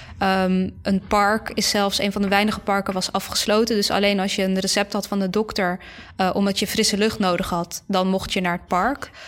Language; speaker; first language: Dutch; early bilingual, other home language; Bosnian